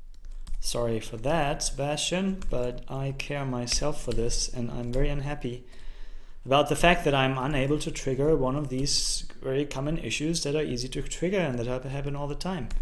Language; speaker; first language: English; non-native, fluent; German